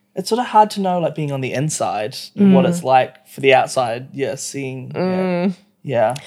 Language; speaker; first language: English; native; English